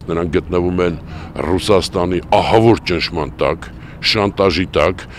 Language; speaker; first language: Armenian; native; Armenian